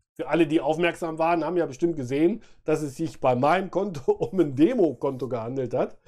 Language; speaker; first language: German; native; German